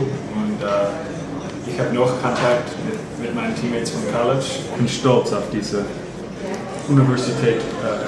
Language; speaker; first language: German; non-native, learner; English